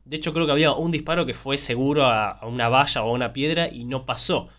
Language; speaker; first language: Spanish; native; Spanish